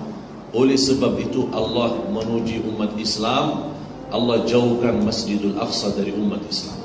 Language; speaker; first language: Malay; non-native, fluent; Arabic